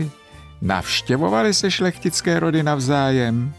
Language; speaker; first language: Czech; native; Czech